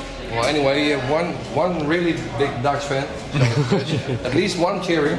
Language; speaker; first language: English; non-native, fluent; Dutch